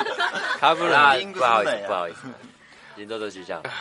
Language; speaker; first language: Chinese; non-native, learner; Japanese